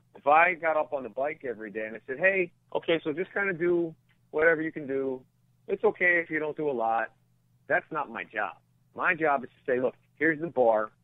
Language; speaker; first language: English; native; English